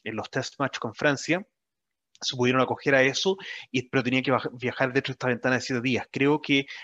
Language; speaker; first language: Spanish; native; Spanish